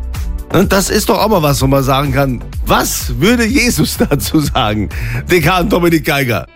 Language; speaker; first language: German; native; German